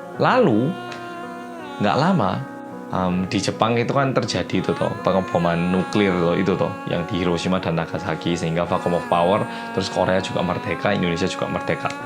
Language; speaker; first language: Indonesian; early bilingual, other home language; Korean